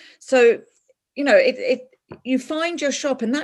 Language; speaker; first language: English; native; English